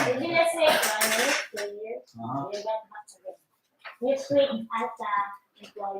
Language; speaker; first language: English; non-native, local second language; Filipino